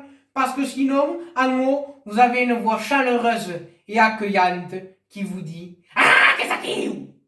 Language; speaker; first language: French; native; French